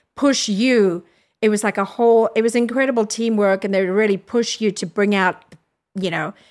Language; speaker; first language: English; native; English